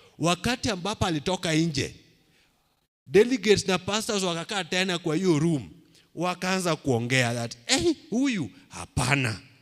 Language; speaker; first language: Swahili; non-native, local second language; Luo (Kenya and Tanzania)